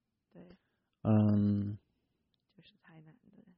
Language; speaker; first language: Chinese; non-native, fluent; English